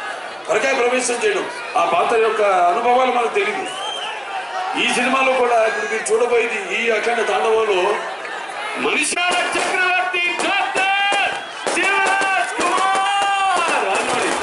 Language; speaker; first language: Telugu; native; Telugu